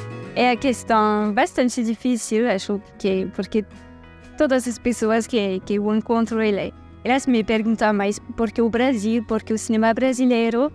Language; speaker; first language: Portuguese; non-native, fluent; French